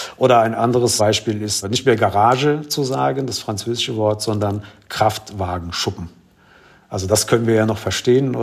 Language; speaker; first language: German; early bilingual, other home language; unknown